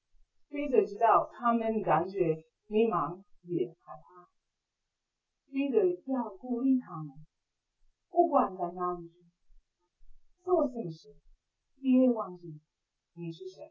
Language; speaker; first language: Chinese; non-native, fluent; English